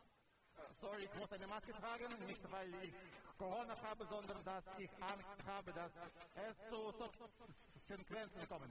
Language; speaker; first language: German; non-native, fluent; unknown